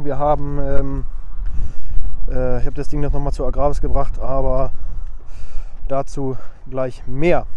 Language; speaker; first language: German; native; German